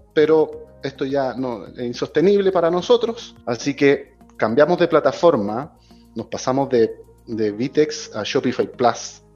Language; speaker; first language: Spanish; native; Spanish